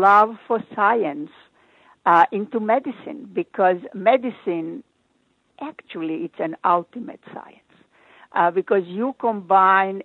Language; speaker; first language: English; non-native, fluent; Croatian